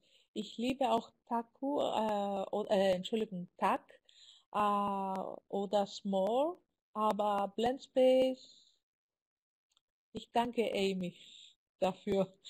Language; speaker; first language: German; non-native, fluent; Greek